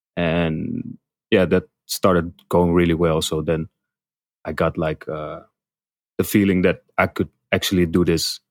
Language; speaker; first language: English; non-native, fluent; Dutch